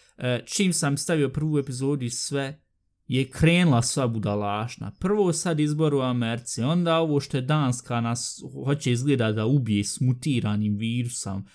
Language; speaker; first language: Bosnian; early bilingual, heritage; Bosnian